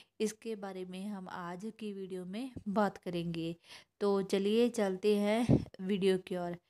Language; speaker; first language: Hindi; non-native, local second language; Punjabi